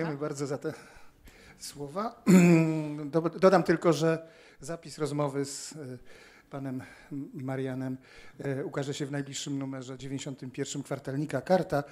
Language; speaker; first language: Polish; native; Polish